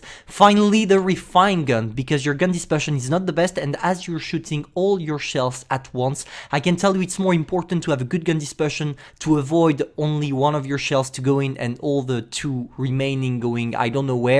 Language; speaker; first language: English; non-native, fluent; French